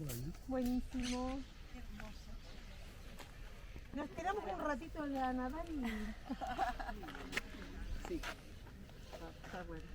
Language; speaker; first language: Spanish; native; Spanish